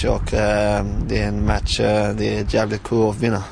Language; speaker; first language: Swedish; non-native, fluent; English